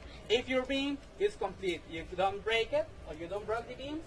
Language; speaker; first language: English; non-native, learner; Spanish